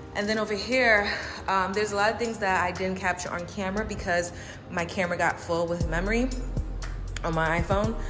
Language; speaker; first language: English; native; English